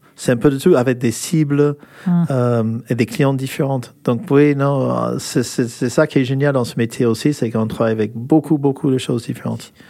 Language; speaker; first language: French; non-native, fluent; English